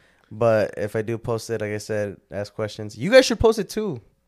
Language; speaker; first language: English; early bilingual, other home language; Spanish